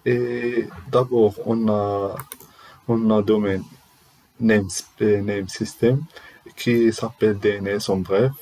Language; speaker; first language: French; non-native, learner; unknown